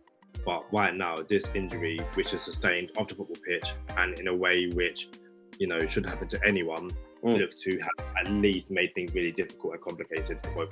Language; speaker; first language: English; native; English